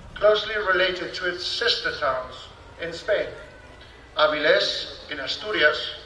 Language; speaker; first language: English; non-native, fluent; Spanish